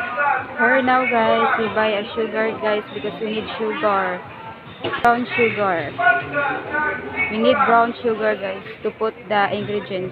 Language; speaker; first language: English; non-native, learner; Cebuano